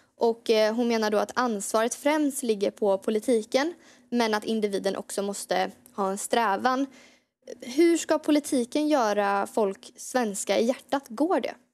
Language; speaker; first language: Swedish; native; Swedish